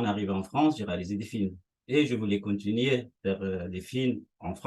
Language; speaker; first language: French; non-native, fluent; Persian